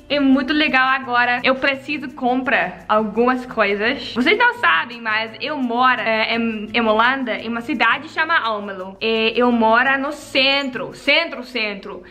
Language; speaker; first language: Portuguese; non-native, learner; Dutch